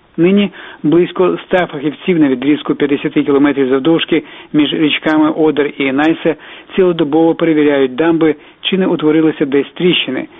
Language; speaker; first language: Ukrainian; native; Ukrainian